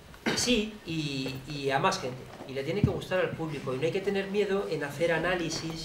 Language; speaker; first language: Spanish; native; Spanish